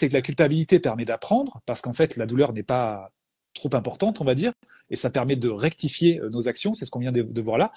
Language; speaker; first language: French; native; French